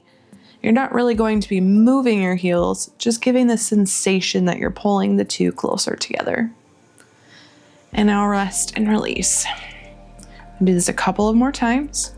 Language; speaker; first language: English; native; English